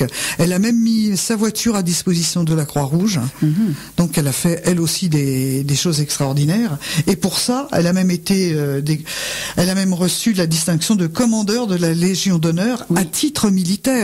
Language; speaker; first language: French; native; French